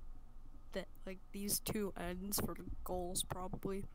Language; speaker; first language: English; native; English